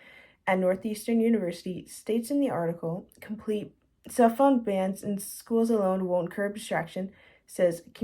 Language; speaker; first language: English; native; English